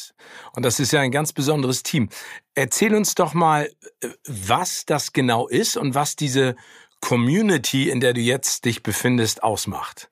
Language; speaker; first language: German; native; German